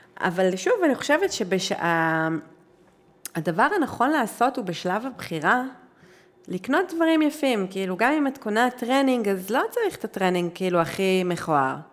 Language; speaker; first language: Hebrew; native; Hebrew